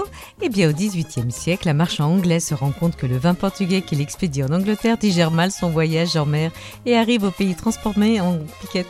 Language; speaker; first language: French; native; French